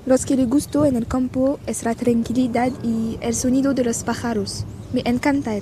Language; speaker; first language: Spanish; non-native, learner; French